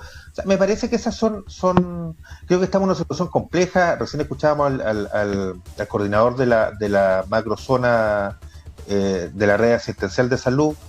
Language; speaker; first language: Spanish; native; Spanish